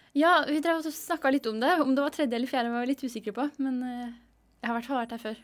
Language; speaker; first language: Norwegian; native; Norwegian